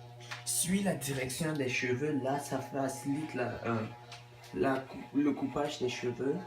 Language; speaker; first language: French; non-native, local second language; English